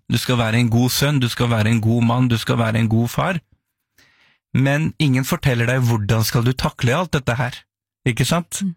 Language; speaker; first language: Norwegian; early bilingual, other home language; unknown